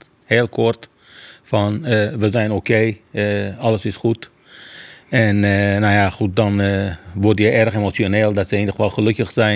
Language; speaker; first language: Dutch; non-native, fluent; Persian